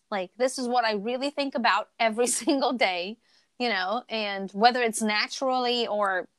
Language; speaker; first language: English; non-native, fluent; Portuguese